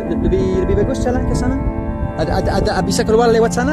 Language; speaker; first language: Indonesian; non-native, learner; English